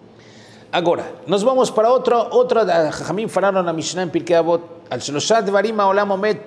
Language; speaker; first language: Portuguese; non-native, fluent; Spanish